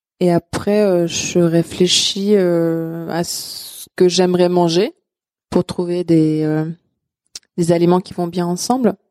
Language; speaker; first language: French; non-native, fluent; Swedish